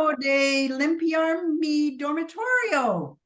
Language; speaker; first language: Spanish; non-native, learner; English